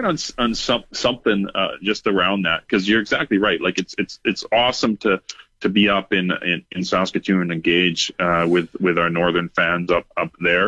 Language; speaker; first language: English; native; English